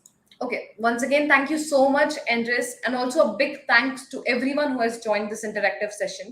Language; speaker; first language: English; non-native, local second language; Hindi